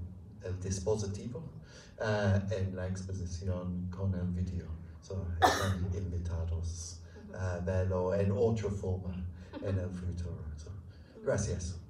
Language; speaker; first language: Spanish; non-native, fluent; English